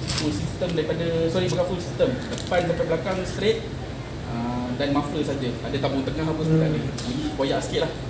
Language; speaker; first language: Malay; native; Malay